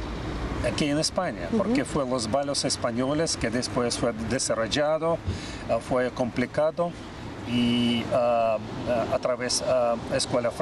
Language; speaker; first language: Spanish; non-native, learner; Russian